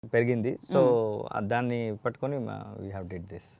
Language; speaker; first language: Telugu; non-native, learner; Kannada